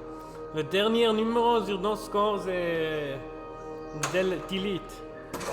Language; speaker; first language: French; non-native, local second language; German